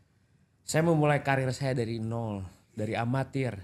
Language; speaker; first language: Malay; non-native, local second language; Indonesian